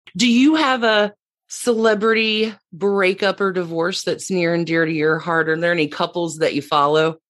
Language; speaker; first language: English; native; English